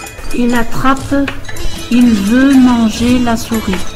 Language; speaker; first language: French; non-native, learner; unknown